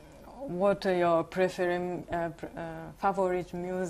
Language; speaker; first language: English; non-native, learner; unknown